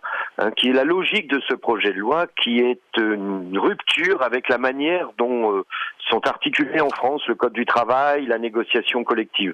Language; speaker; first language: French; native; French